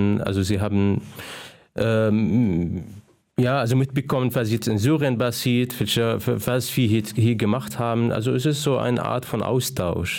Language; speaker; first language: German; non-native, fluent; Arabic